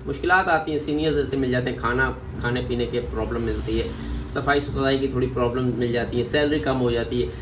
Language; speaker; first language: Urdu; non-native, local second language; Punjabi